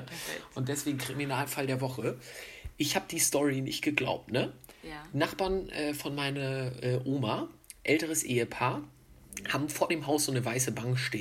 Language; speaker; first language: German; native; German